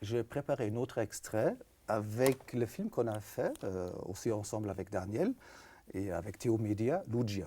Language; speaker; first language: French; native; French